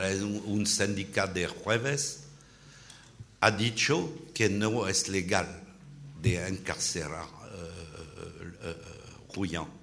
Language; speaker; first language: Spanish; non-native, learner; French